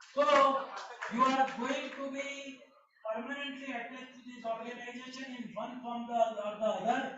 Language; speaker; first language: English; non-native, local second language; Gujarati